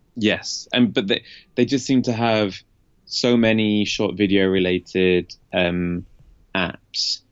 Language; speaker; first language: English; native; English